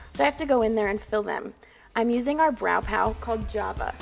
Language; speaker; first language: English; native; English